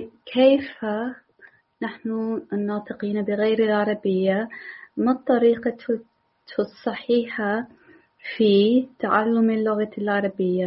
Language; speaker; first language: Arabic; non-native, learner; English